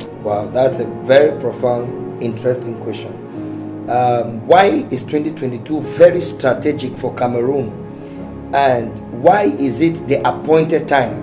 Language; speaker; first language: English; native; English